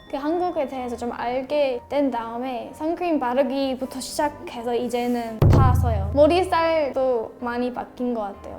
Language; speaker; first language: Korean; non-native, fluent; English